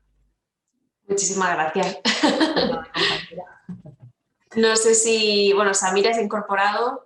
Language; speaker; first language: Spanish; native; Spanish